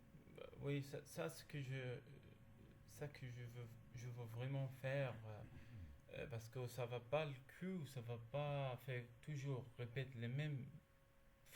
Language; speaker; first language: French; non-native, learner; Arabic